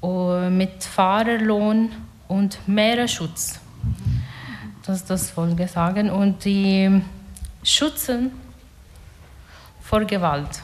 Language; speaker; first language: German; non-native, learner; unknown